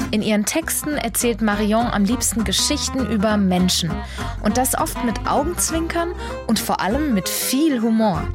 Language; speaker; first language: German; native; German